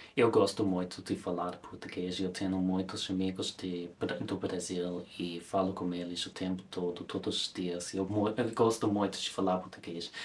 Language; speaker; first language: Portuguese; non-native, fluent; English